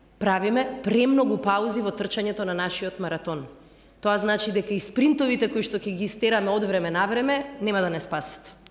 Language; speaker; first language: Macedonian; native; Macedonian